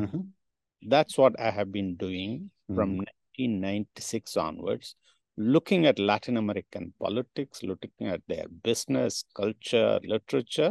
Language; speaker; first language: English; non-native, local second language; Tamil